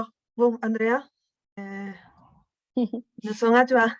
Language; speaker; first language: French; non-native, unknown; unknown